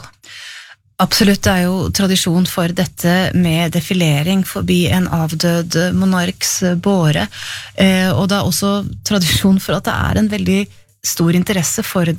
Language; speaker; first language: Norwegian; native; Norwegian